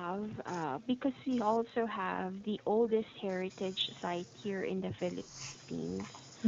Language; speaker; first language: English; non-native, fluent; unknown